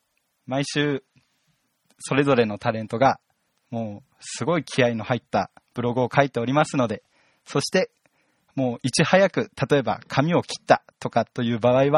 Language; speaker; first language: Japanese; native; Japanese